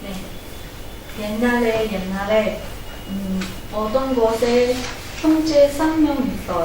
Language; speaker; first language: Korean; non-native, learner; Chinese